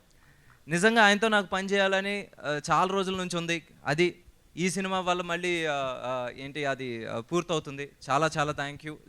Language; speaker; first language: Telugu; native; Telugu